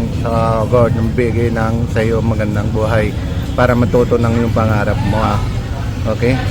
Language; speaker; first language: Filipino; non-native, local second language; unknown